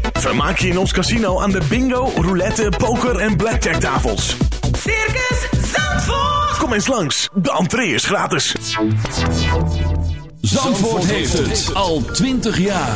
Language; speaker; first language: Dutch; native; Dutch